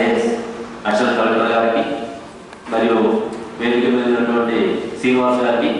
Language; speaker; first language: Telugu; native; Telugu